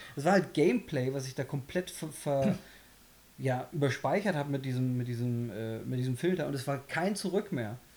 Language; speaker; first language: German; early bilingual, other home language; Polish